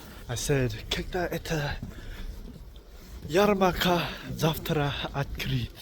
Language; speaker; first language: Russian; non-native, learner; English